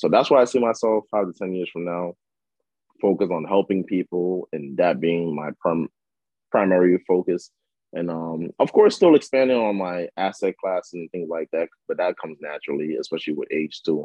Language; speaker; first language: English; native; English